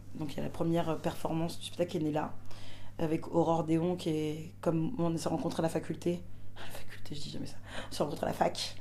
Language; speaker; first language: French; native; French